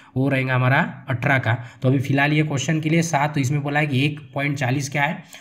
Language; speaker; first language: Hindi; non-native, local second language; Marathi